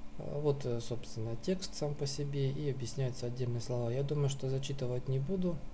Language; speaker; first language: Russian; native; Russian